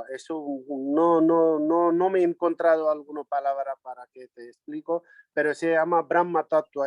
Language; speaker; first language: Spanish; non-native, learner; Nepali